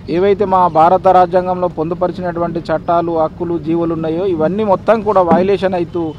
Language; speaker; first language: Telugu; non-native, local second language; Gondi